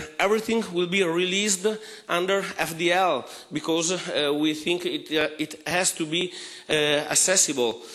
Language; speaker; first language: English; non-native, fluent; Italian